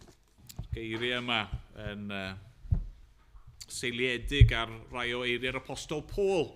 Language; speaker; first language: Welsh; native; Welsh